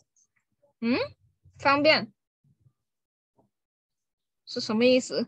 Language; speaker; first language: Chinese; non-native, fluent; Vietnamese